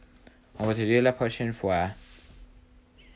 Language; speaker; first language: French; non-native, learner; English